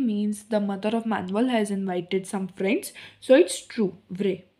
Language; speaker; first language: English; non-native, local second language; Hindi